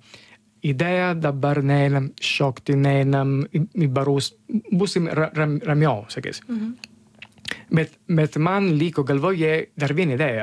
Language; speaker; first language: Lithuanian; non-native, learner; Italian